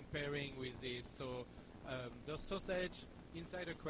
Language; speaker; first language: English; non-native, fluent; French